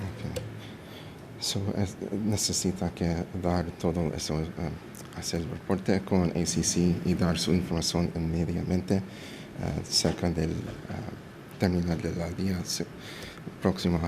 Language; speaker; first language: Spanish; early bilingual, heritage; English